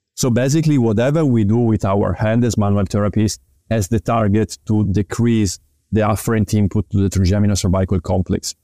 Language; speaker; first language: English; non-native, fluent; Italian